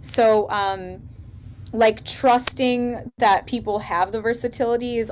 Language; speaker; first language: English; native; English